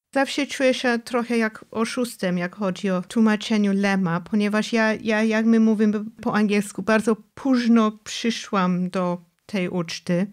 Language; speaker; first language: Polish; non-native, fluent; English